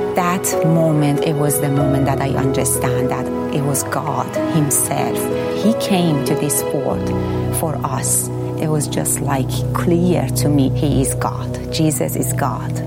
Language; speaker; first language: English; non-native, fluent; Persian